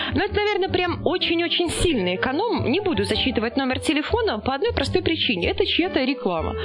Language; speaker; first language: Russian; non-native, local second language; Belarusian